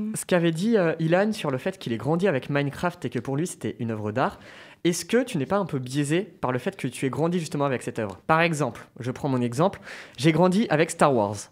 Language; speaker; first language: French; native; French